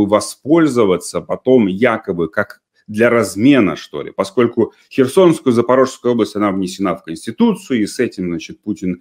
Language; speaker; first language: Russian; native; Russian